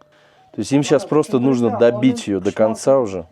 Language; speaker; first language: Russian; native; Russian